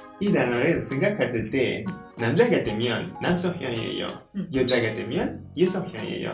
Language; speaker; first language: Korean; non-native, learner; French